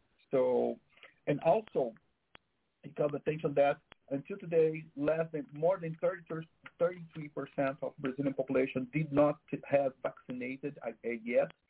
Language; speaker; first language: English; non-native, fluent; Portuguese